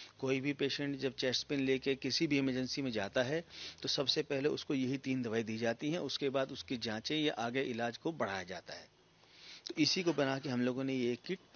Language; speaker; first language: Hindi; native; Hindi